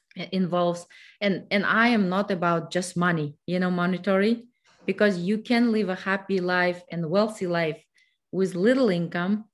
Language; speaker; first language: English; non-native, fluent; Kazakh